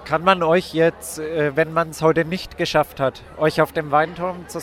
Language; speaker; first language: German; native; German